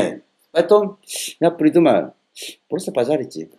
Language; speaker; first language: Russian; non-native, learner; Korean